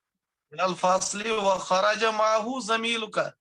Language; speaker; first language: Arabic; non-native, learner; Urdu